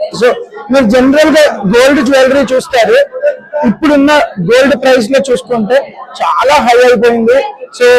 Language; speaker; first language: Telugu; native; Telugu